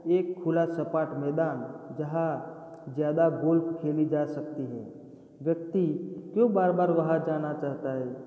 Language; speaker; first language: Hindi; non-native, local second language; Gujarati